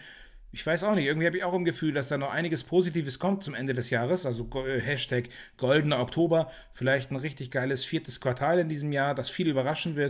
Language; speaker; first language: German; native; German